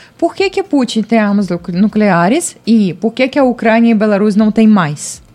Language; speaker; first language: Portuguese; non-native, fluent; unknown